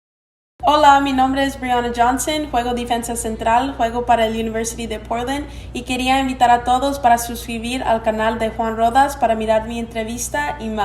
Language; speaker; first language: Spanish; early bilingual, heritage; English